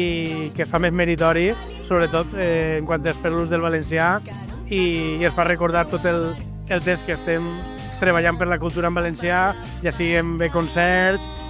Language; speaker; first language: Catalan; native; Catalan